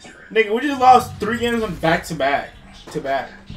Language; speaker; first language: English; early bilingual, other home language; Spanish